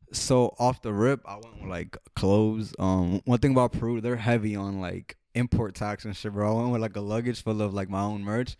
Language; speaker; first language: English; native; English